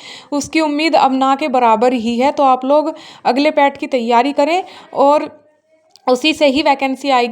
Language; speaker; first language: Hindi; native; Hindi